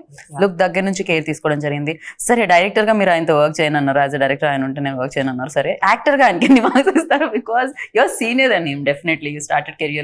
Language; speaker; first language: Telugu; native; Telugu